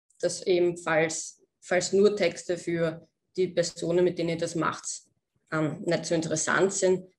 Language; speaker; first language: German; native; German